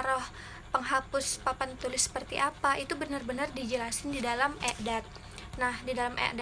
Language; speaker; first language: Indonesian; native; Indonesian